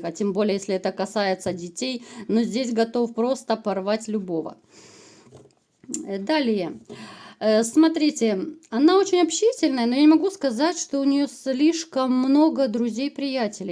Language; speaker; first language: Russian; native; Russian